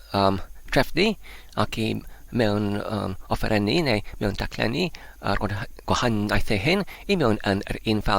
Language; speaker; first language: Welsh; non-native, learner; English